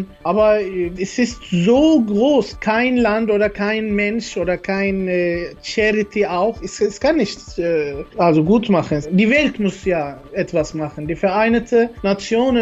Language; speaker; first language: German; non-native, learner; Arabic